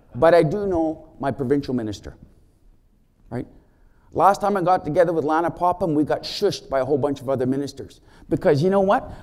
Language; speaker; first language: English; native; English